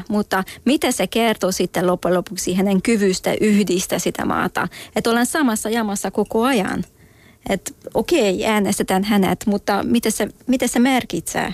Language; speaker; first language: Finnish; non-native, fluent; Hungarian